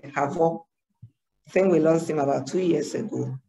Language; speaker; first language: English; non-native, local second language; Ewe